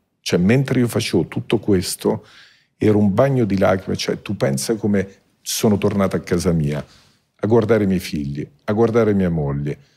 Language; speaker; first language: Italian; native; Italian